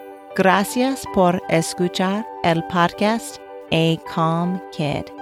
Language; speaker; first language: Spanish; non-native, learner; English